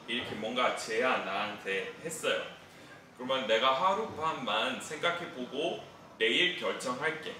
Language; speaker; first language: Korean; non-native, fluent; English